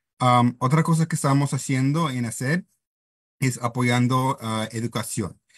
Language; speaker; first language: Spanish; non-native, fluent; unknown